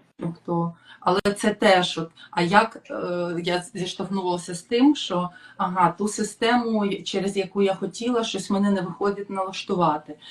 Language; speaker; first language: Ukrainian; non-native, local second language; Russian